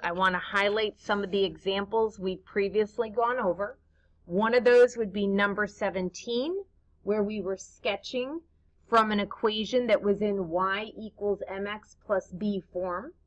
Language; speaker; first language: English; native; English